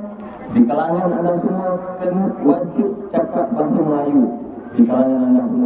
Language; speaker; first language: Malay; native; Malay